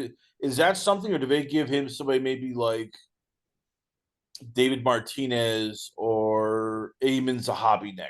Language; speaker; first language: English; native; English